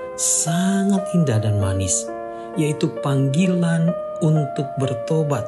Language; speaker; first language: Indonesian; native; Indonesian